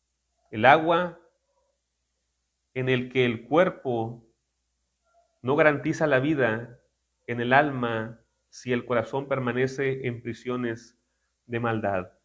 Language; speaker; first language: Spanish; native; Spanish